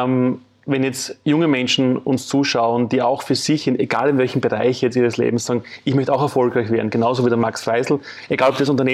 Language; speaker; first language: German; native; German